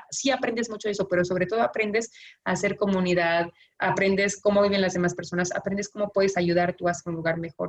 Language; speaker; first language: Spanish; native; Spanish